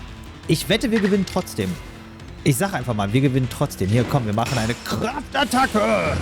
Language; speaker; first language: German; native; German